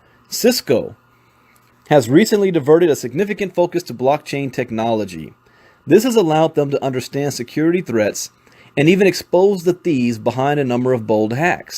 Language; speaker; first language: English; native; English